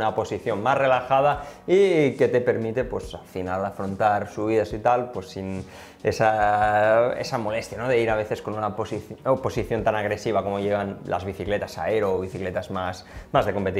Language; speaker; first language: Spanish; native; Spanish